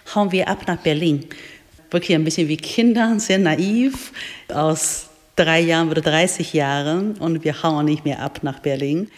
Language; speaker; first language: German; non-native, fluent; Chinese